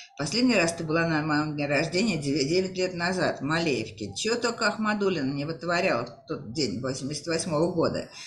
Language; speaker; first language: Russian; native; Russian